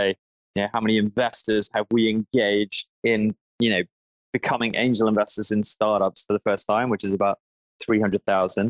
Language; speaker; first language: English; native; English